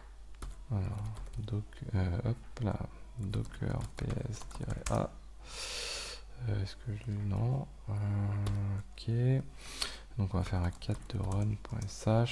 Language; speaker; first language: French; native; French